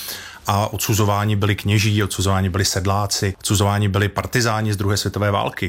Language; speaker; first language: Czech; native; Czech